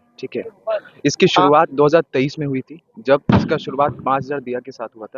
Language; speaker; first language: Hindi; native; Hindi